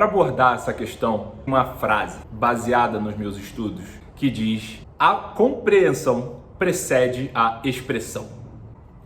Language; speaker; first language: Portuguese; native; Portuguese